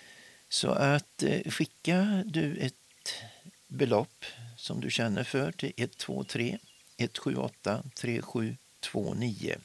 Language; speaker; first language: Swedish; native; Swedish